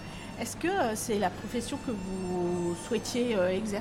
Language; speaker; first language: French; native; French